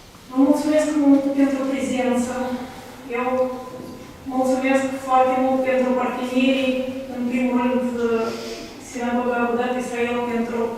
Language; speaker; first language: Romanian; non-native, local second language; Russian